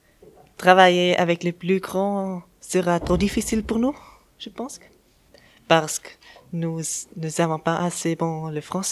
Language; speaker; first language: French; non-native, local second language; German